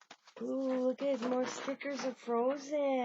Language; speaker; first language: English; native; English